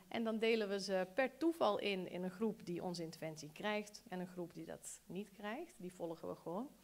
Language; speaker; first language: Dutch; early bilingual, other home language; Bosnian